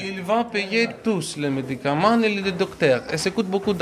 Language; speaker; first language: French; non-native, learner; Greek